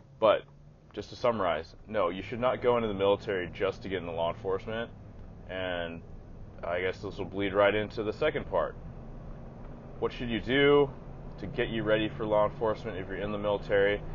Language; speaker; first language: English; native; English